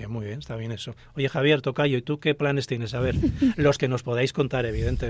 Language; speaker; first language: Spanish; native; Spanish